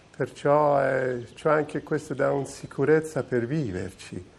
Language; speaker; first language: Italian; non-native, fluent; Persian